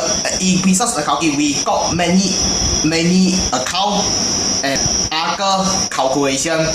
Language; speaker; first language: English; non-native, learner; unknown